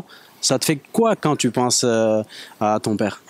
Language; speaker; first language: French; non-native, local second language; Wolof